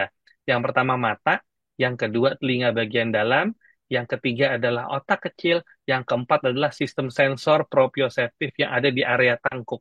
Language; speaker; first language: Indonesian; native; Indonesian